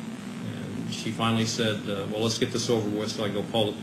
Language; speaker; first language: English; native; English